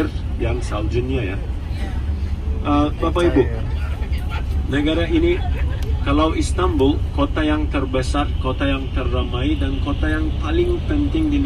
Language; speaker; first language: Indonesian; non-native, fluent; Turkish